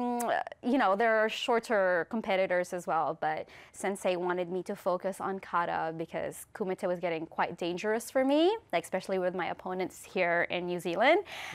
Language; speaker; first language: English; non-native, local second language; Filipino